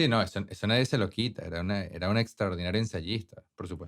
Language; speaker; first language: Spanish; native; Spanish